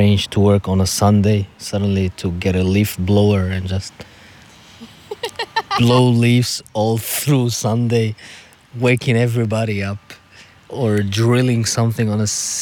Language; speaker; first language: Slovenian; non-native, learner; Arabic